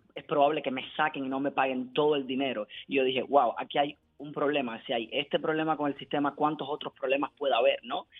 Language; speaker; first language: Spanish; native; Spanish